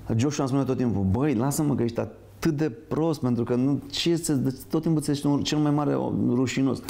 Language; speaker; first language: Romanian; native; Romanian